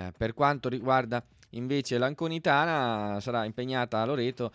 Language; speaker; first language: Italian; native; Italian